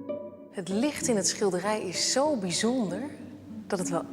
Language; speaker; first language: Dutch; native; Dutch